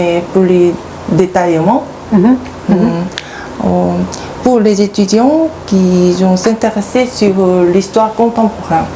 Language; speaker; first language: French; non-native, learner; Korean